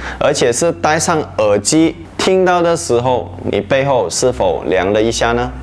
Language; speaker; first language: Chinese; non-native, local second language; Hakka Chinese